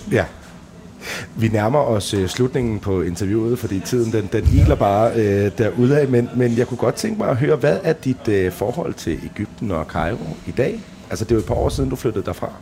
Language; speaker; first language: Danish; native; Danish